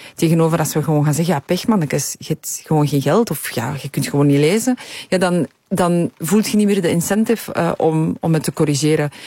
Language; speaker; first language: Dutch; early bilingual, other home language; Polish